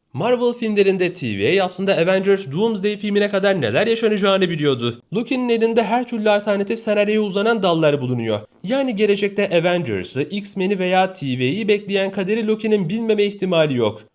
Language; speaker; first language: Turkish; native; Turkish